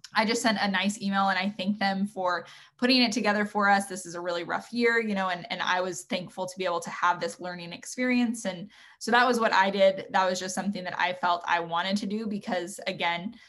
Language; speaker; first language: English; native; English